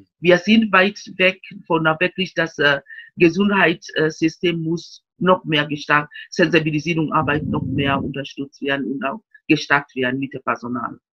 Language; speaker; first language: German; non-native, fluent; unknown